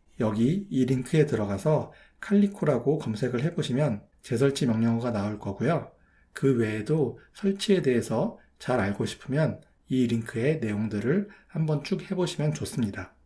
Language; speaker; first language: Korean; native; Korean